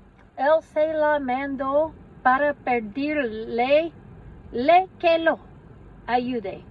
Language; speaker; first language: Spanish; non-native, learner; English